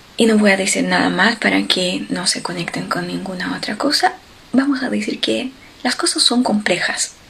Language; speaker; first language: Spanish; non-native, fluent; Ukrainian